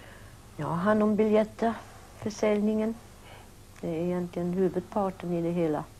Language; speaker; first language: Swedish; early bilingual, other home language; German